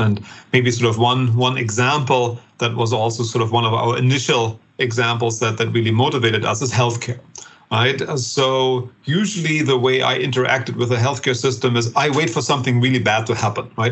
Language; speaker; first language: English; non-native, fluent; German